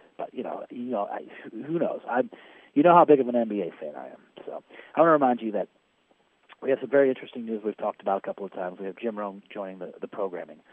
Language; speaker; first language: English; native; English